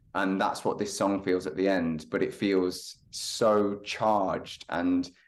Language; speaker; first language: English; native; English